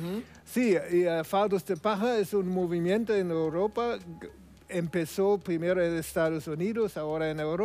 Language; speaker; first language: Spanish; non-native, fluent; German